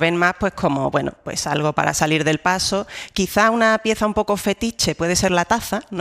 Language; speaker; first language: Spanish; native; Spanish